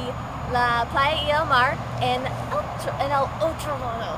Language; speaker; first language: Spanish; non-native, learner; English